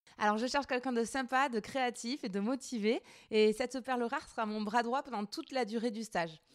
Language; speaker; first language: French; native; French